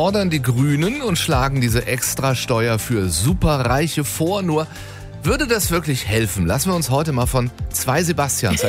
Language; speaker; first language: German; native; German